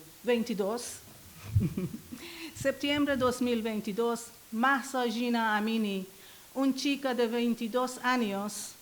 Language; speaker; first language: Spanish; non-native, learner; Persian